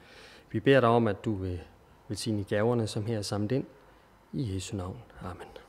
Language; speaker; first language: Danish; native; Danish